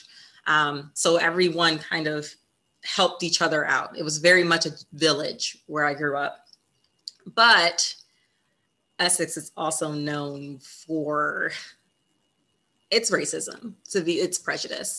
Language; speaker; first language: English; native; English